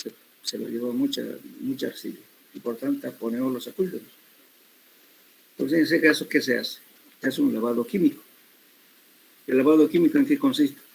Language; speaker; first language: Spanish; native; Spanish